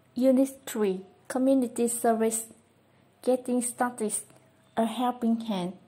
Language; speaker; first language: English; non-native, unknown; Vietnamese